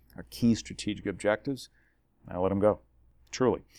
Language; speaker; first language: English; native; English